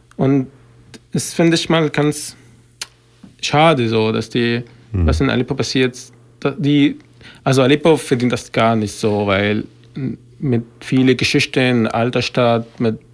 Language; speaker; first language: German; non-native, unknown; Arabic